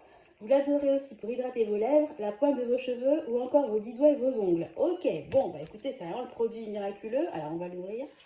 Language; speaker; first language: French; native; French